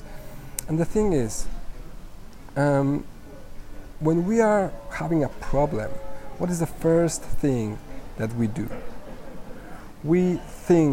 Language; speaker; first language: English; non-native, fluent; Spanish